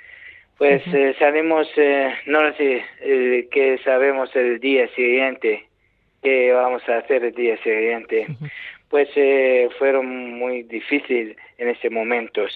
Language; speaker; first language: Spanish; non-native, learner; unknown